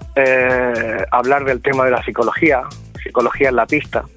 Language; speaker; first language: Spanish; native; Spanish